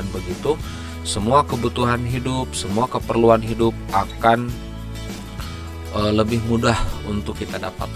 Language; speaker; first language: Indonesian; native; Indonesian